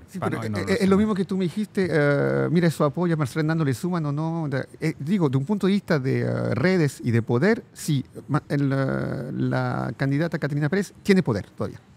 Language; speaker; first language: Spanish; non-native, fluent; French